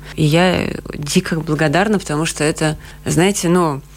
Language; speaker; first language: Russian; native; Russian